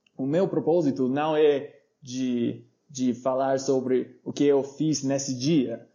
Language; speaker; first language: Portuguese; non-native, fluent; English